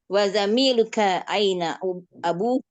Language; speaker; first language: Arabic; non-native, learner; Indonesian